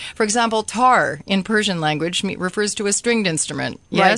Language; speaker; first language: English; native; English